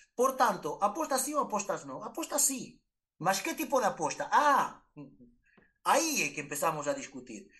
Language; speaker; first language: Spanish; native; Spanish